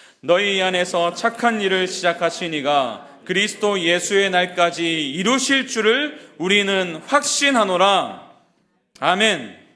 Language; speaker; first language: Korean; native; Korean